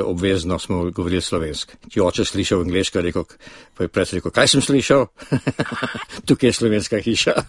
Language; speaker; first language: Slovenian; early bilingual, other home language; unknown